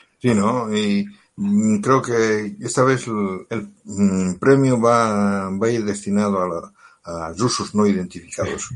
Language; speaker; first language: Spanish; native; Spanish